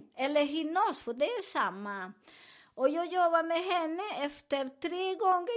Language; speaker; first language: Swedish; non-native, fluent; Spanish